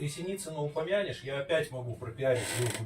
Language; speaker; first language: Russian; native; Russian